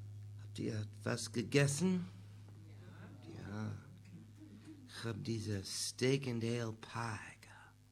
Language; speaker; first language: German; non-native, learner; English